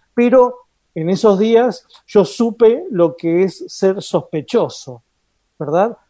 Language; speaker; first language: Spanish; native; Spanish